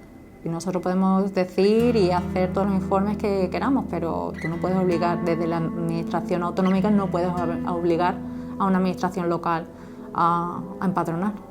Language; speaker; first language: Spanish; native; Spanish